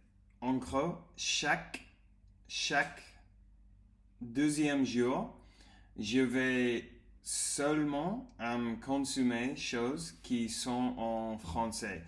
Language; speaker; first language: French; non-native, learner; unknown